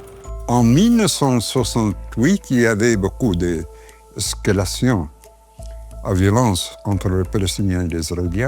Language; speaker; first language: French; non-native, fluent; Arabic